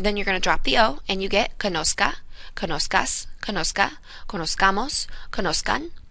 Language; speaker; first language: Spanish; non-native, fluent; English